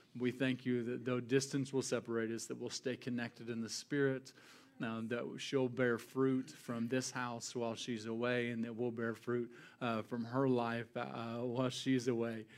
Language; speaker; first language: English; native; English